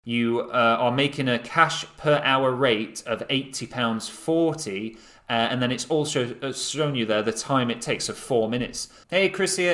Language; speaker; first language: English; native; English